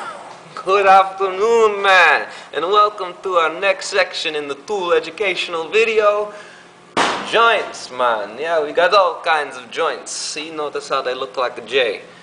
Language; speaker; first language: English; native; English